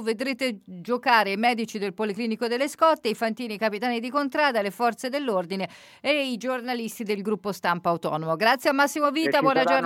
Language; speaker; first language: Italian; native; Italian